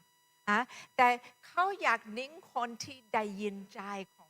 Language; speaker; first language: Thai; non-native, fluent; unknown